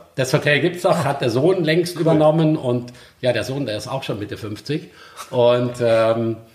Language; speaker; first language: German; native; German